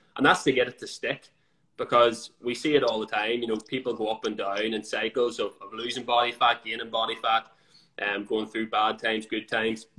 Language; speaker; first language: English; native; English